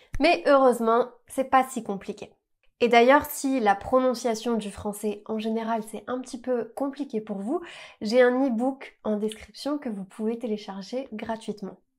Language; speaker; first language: French; native; French